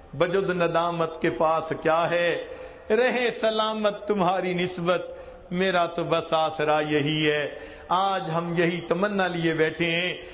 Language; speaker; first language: Urdu; non-native, local second language; Punjabi